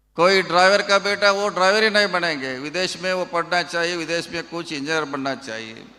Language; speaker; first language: Hindi; non-native, local second language; Kannada